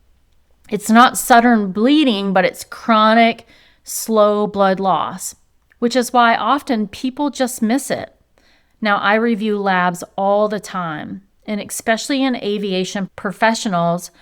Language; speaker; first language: English; native; English